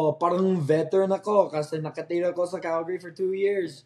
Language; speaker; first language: Filipino; non-native, fluent; English